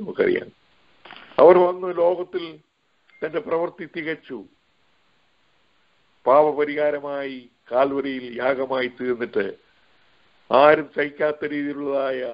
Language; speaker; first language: Malayalam; native; Malayalam